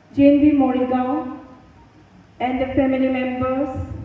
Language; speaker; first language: English; non-native, local second language; Assamese